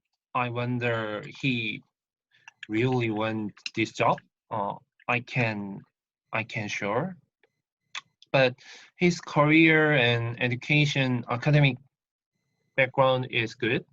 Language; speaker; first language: English; non-native, learner; Korean